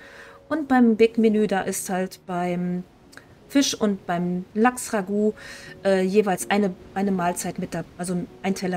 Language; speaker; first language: German; native; German